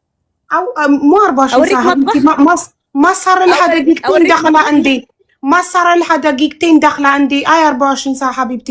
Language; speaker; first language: Arabic; non-native, fluent; Amharic